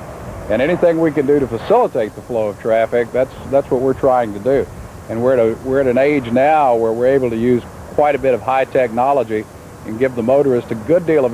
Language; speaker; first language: English; native; English